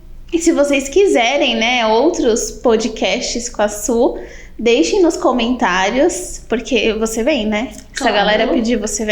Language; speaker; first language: Portuguese; native; Portuguese